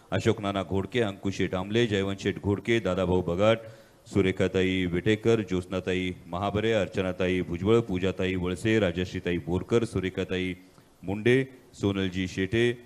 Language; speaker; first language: Marathi; native; Marathi